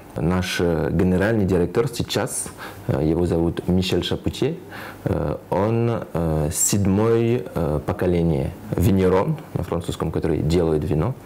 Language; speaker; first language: Russian; non-native, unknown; French